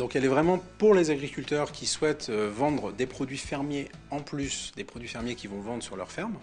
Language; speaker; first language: French; native; French